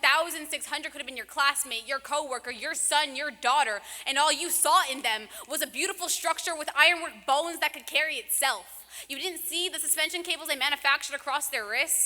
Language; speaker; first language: English; native; English